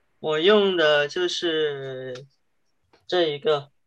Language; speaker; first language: Chinese; early bilingual, heritage; Chinese